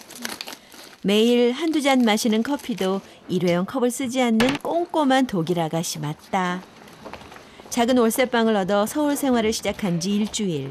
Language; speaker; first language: Korean; native; Korean